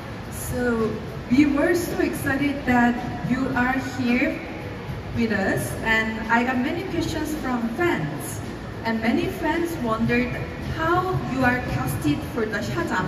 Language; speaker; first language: English; non-native, fluent; Korean